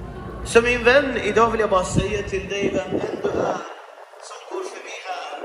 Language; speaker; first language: Swedish; non-native, fluent; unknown